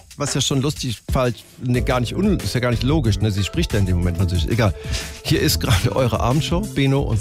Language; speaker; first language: German; native; German